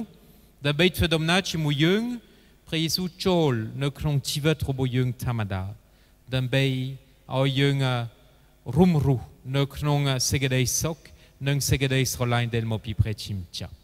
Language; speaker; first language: Khmer; non-native, fluent; French